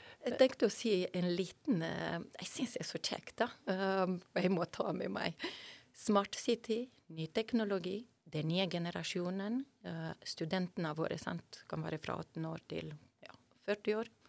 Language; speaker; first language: Norwegian; non-native, fluent; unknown